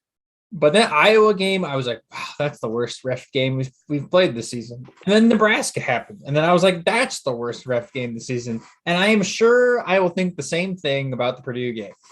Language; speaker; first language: English; native; English